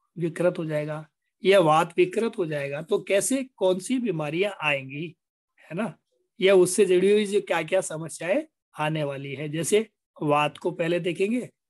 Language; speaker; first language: Hindi; native; Hindi